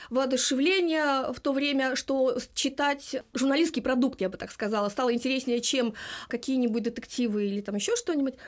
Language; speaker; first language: Russian; non-native, local second language; Lithuanian